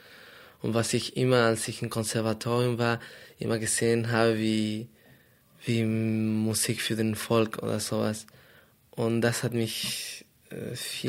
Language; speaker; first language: German; non-native, fluent; Spanish